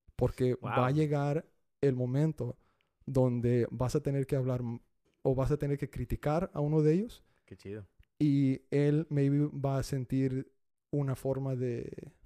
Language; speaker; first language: Spanish; early bilingual, heritage; Spanish